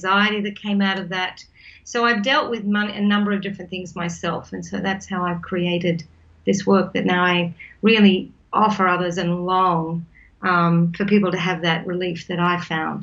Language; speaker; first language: English; native; English